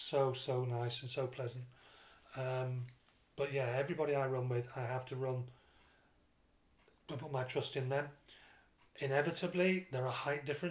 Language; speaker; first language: English; native; English